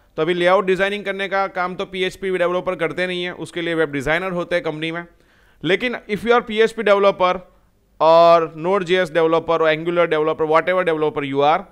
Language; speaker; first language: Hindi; non-native, local second language; Gujarati